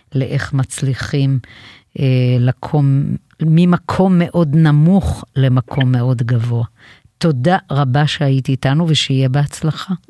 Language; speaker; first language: Hebrew; native; Hebrew